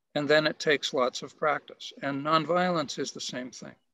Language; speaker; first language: English; native; English